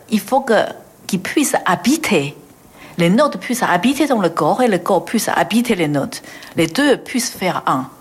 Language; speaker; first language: French; non-native, fluent; Chinese